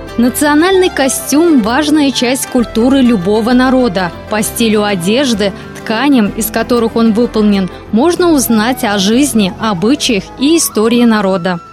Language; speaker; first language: Russian; native; Russian